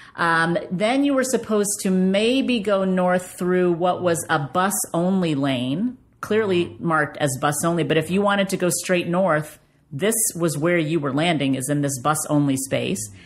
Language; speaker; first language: English; native; English